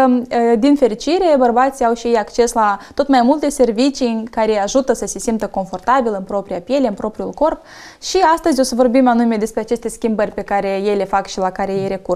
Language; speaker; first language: Romanian; native; Romanian